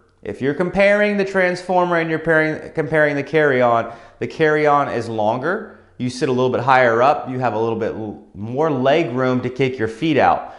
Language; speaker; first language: English; native; English